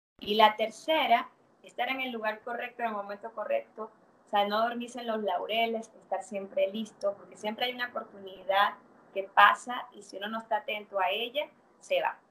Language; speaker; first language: Spanish; native; Spanish